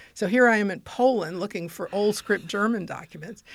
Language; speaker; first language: English; native; English